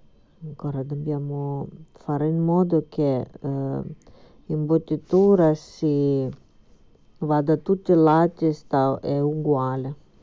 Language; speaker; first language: Italian; non-native, fluent; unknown